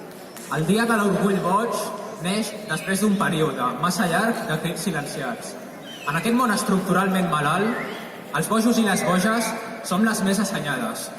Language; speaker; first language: Catalan; native; Catalan